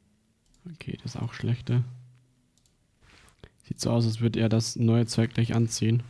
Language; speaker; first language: German; native; German